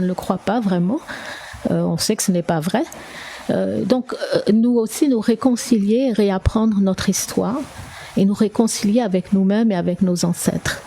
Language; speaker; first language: French; native; French